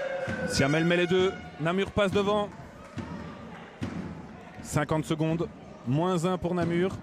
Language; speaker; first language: French; native; French